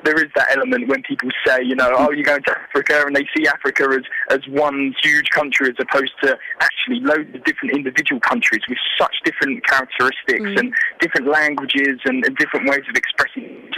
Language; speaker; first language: English; native; English